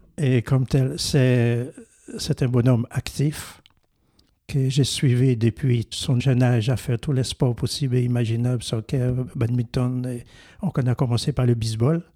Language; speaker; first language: French; non-native, local second language; Haitian Creole